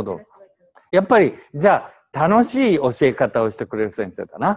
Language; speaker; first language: Japanese; native; Japanese